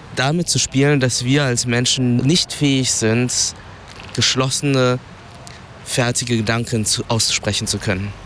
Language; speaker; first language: German; early bilingual, other home language; Vietnamese